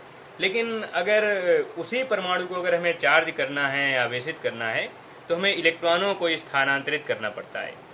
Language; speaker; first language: Hindi; native; Hindi